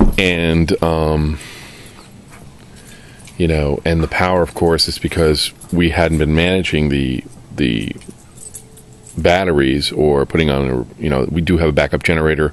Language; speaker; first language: English; native; English